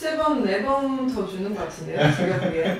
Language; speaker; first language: Korean; non-native, fluent; Swedish